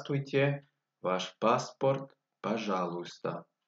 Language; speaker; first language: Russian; non-native, learner; Spanish